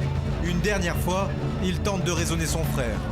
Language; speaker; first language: French; native; French